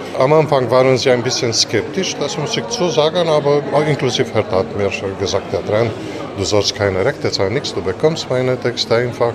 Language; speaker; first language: German; non-native, fluent; Romanian